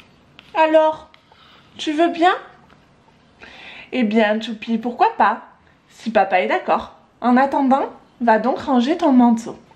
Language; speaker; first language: French; native; French